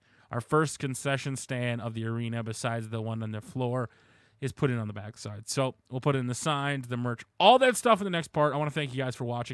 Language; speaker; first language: English; native; English